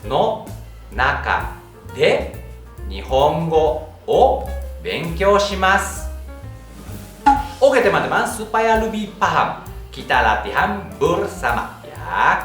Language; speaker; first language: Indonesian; non-native, fluent; Japanese